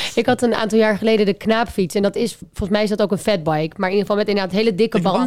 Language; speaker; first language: Dutch; native; Dutch